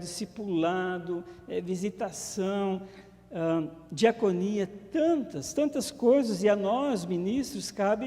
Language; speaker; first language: Portuguese; native; Portuguese